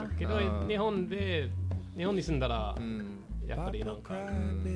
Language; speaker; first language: Japanese; non-native, fluent; English